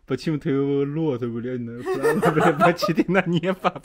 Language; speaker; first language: Russian; non-native, learner; Chinese